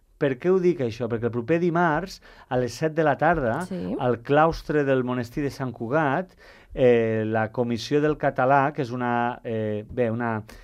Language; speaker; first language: Catalan; native; Catalan